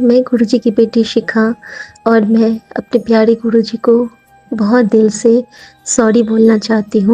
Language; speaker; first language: Hindi; native; Hindi